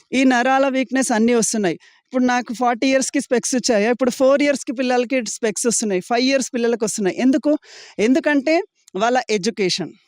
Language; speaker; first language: Telugu; native; Telugu